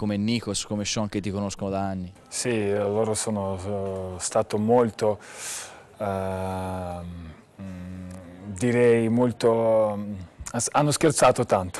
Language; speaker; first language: Italian; non-native, learner; Lithuanian